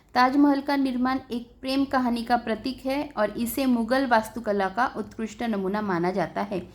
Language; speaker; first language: Hindi; non-native, local second language; Marathi